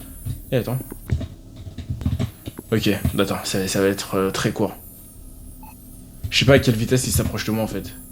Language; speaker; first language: French; native; French